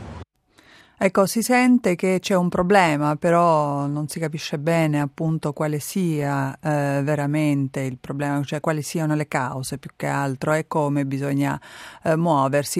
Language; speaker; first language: Italian; native; Italian